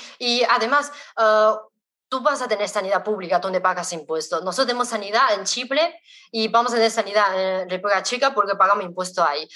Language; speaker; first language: Spanish; non-native, fluent; Chinese